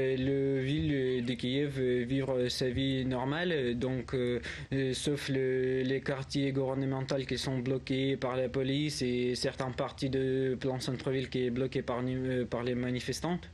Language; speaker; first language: French; non-native, learner; Ukrainian